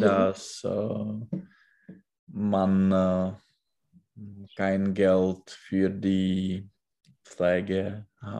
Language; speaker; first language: German; non-native, learner; Czech